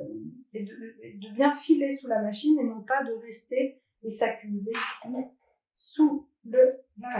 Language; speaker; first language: French; native; French